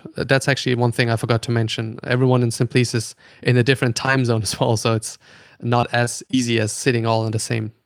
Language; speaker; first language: English; non-native, fluent; German